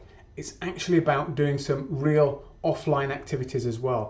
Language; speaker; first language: English; native; English